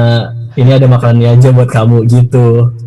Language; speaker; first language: Indonesian; native; Indonesian